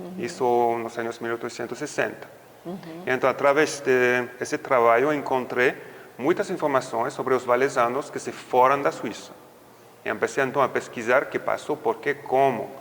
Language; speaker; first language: Portuguese; non-native, fluent; French